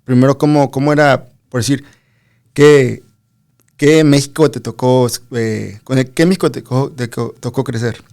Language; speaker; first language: Spanish; early bilingual, other home language; English